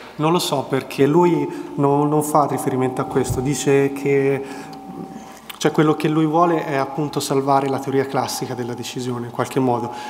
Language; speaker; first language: Italian; native; Italian